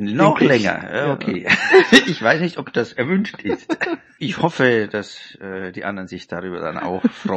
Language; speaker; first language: German; native; German